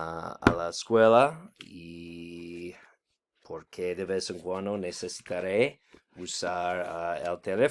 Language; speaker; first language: Spanish; non-native, fluent; English